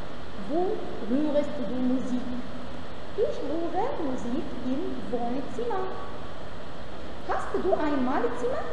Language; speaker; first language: German; non-native, fluent; Arabic